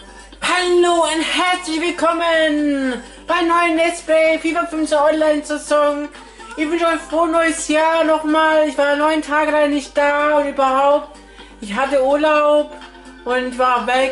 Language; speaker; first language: German; non-native, fluent; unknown